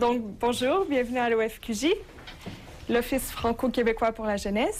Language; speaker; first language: French; native; French